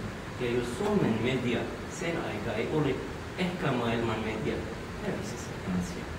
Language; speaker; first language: Finnish; non-native, learner; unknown